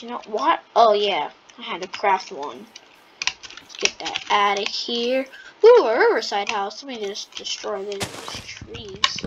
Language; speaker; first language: English; native; English